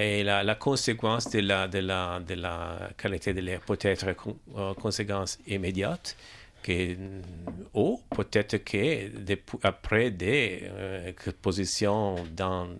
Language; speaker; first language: French; non-native, learner; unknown